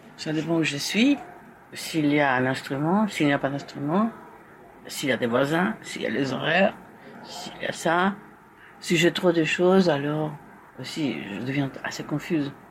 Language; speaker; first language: French; non-native, fluent; Spanish